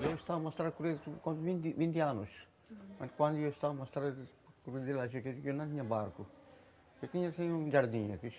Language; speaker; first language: Portuguese; non-native, local second language; Konkani